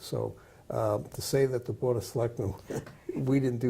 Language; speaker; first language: English; native; English